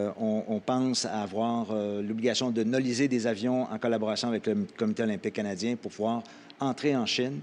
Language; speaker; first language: French; native; French